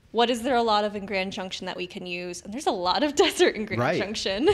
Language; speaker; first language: English; native; English